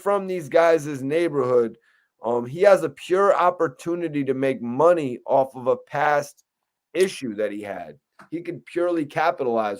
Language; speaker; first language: English; native; English